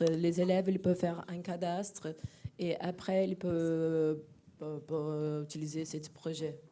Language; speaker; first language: French; non-native, fluent; Portuguese